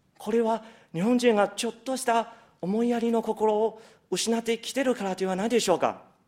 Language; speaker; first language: Japanese; non-native, fluent; Chinese